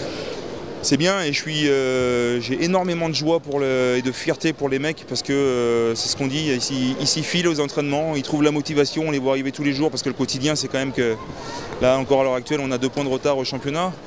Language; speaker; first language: French; native; French